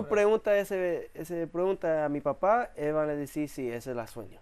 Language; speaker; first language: Spanish; early bilingual, heritage; English